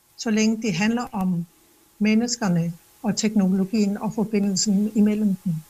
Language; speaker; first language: Danish; non-native, local second language; Kalaallisut